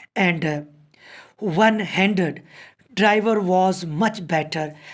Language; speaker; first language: English; non-native, local second language; Punjabi